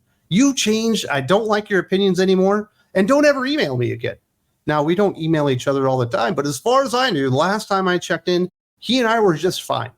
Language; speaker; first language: English; native; English